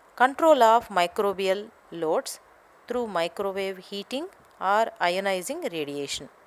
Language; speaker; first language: English; non-native, local second language; Telugu